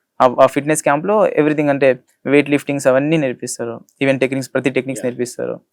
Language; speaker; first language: Telugu; non-native, local second language; Lambadi